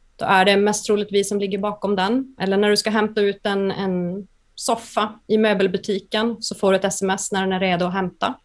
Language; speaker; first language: Swedish; native; Swedish